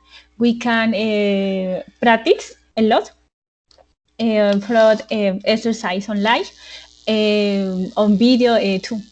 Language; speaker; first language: English; non-native, learner; Spanish